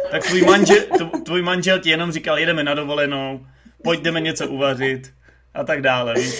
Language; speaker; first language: Czech; native; Czech